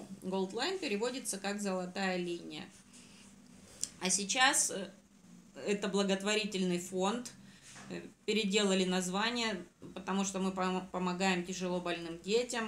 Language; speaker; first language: Russian; native; Russian